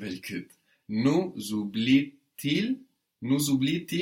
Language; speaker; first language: French; non-native, fluent; English